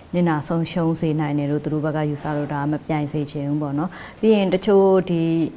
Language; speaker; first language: Burmese; native; Burmese